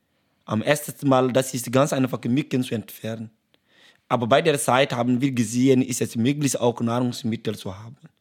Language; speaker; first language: German; non-native, learner; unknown